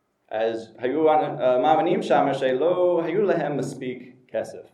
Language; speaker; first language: Hebrew; non-native, fluent; English